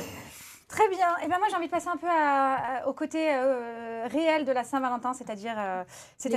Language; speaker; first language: French; native; French